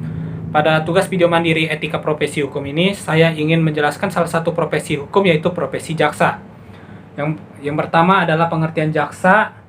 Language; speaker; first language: Indonesian; native; Indonesian